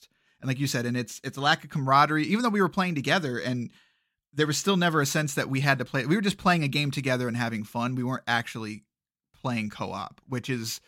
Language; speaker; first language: English; native; English